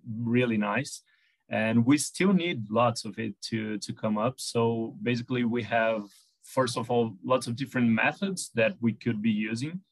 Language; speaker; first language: English; non-native, fluent; Portuguese